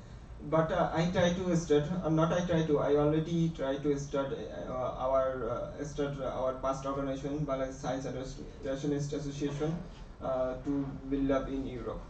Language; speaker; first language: English; non-native, learner; Bangla